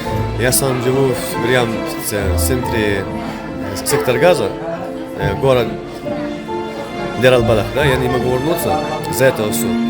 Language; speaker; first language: Russian; non-native, fluent; Arabic